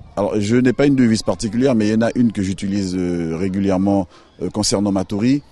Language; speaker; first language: French; native; French